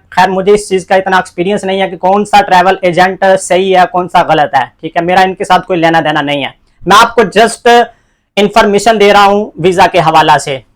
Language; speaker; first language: Urdu; non-native, local second language; Punjabi